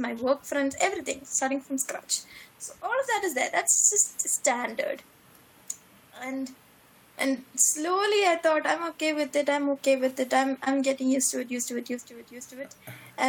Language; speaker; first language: English; non-native, local second language; Malayalam